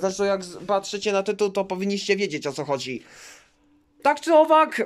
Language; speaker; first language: Polish; native; Polish